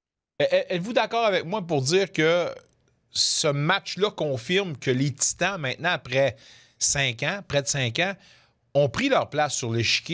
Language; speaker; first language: French; native; French